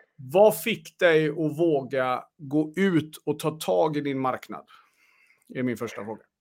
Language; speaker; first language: Swedish; native; Swedish